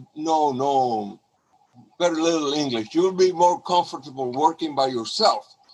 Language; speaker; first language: English; non-native, fluent; Spanish